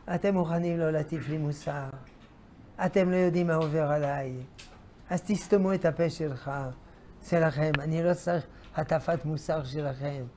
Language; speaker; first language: Hebrew; non-native, fluent; French